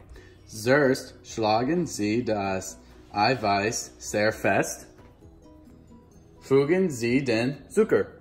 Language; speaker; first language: German; non-native, learner; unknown